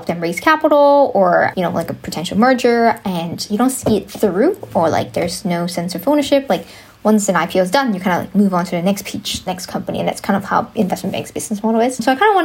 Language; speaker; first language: English; non-native, local second language; Chinese